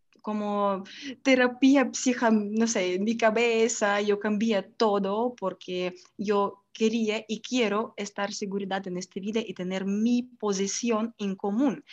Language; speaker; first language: Spanish; non-native, learner; Russian